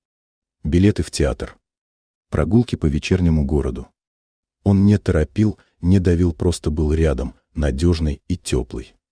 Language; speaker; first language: Russian; native; Russian